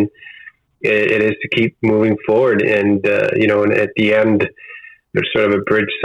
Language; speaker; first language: English; native; English